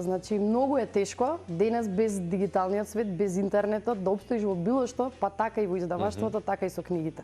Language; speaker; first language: Macedonian; native; Macedonian